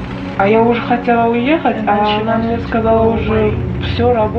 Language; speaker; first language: Russian; non-native, learner; Uzbek